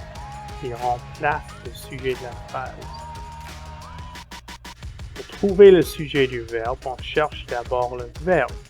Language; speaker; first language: French; non-native, fluent; English